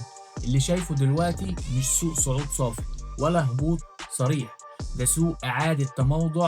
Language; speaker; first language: Arabic; native; Arabic